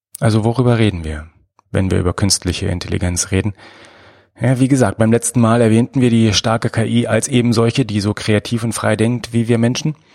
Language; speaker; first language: German; native; German